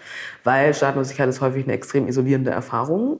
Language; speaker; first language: German; native; German